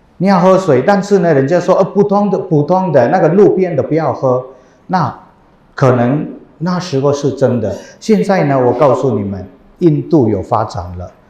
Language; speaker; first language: Chinese; non-native, fluent; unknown